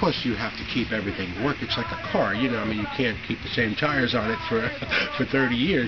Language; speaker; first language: English; native; English